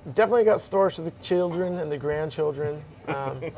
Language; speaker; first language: English; native; English